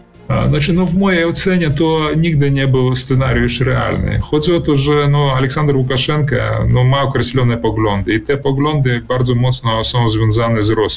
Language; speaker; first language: Polish; early bilingual, heritage; Polish